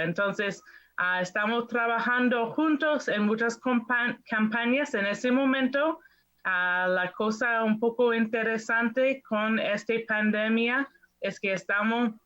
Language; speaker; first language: Spanish; non-native, fluent; English